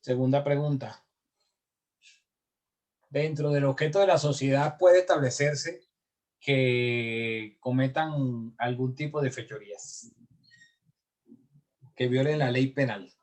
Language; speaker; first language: Spanish; native; Spanish